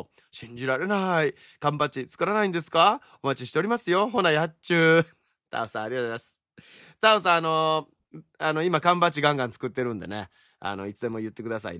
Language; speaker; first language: Japanese; native; Japanese